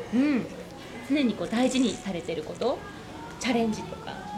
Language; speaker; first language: Japanese; native; Japanese